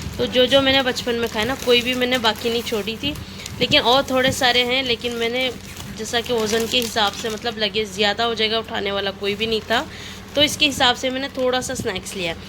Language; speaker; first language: Hindi; non-native, local second language; Urdu